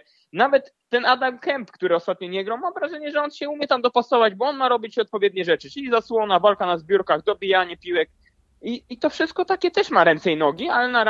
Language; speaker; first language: Polish; native; Polish